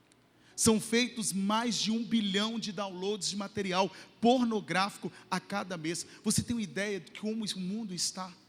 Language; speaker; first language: Portuguese; native; Portuguese